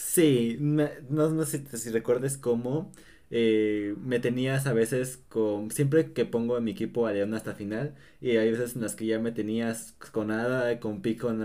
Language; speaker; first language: Spanish; native; Spanish